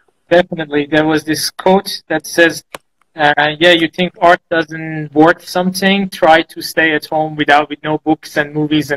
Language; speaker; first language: English; non-native, fluent; Azerbaijani